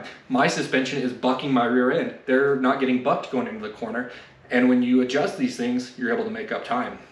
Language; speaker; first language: English; native; English